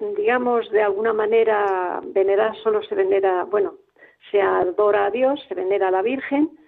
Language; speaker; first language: Spanish; native; Spanish